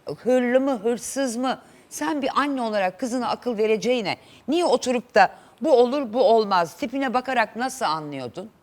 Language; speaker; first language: Turkish; native; Turkish